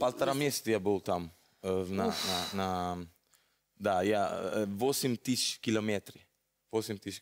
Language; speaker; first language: Russian; non-native, learner; Italian